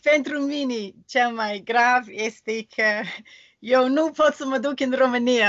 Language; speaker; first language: Romanian; non-native, learner; English